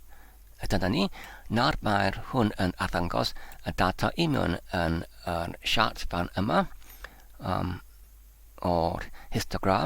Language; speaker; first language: Welsh; non-native, learner; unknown